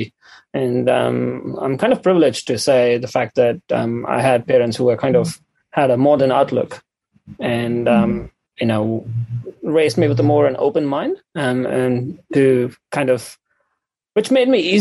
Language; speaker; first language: English; non-native, local second language; Tamil